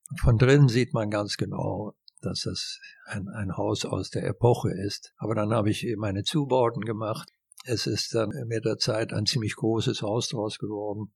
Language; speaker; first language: German; non-native, fluent; Swedish